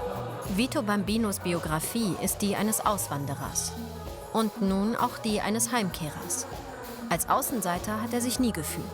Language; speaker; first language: German; native; German